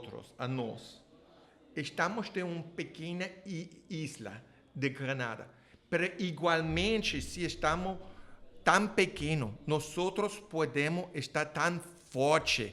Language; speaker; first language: Portuguese; non-native, learner; English